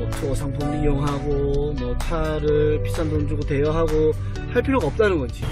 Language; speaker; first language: Korean; native; Korean